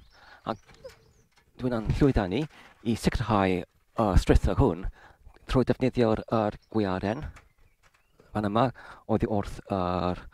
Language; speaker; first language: Welsh; non-native, learner; English